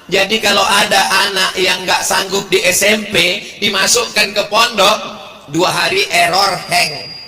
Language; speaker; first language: Indonesian; native; Indonesian